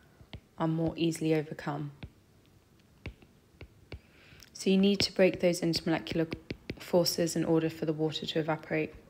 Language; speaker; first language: English; native; English